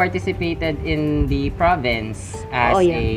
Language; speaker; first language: English; non-native, local second language; Cebuano